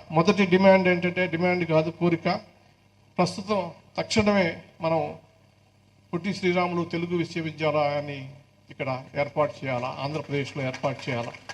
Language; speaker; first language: Telugu; native; Telugu